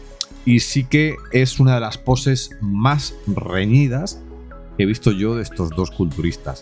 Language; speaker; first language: Spanish; native; Spanish